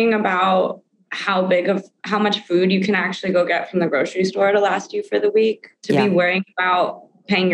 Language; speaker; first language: English; native; English